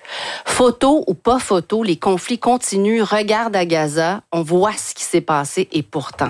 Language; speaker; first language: French; native; French